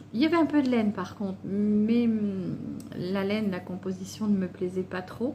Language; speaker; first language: French; native; French